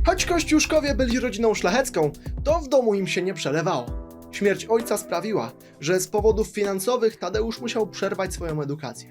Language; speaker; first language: Polish; native; Polish